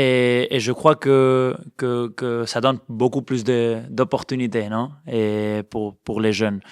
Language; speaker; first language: French; non-native, fluent; Spanish